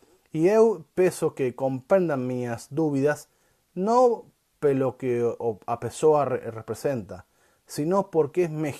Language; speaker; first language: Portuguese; non-native, learner; Spanish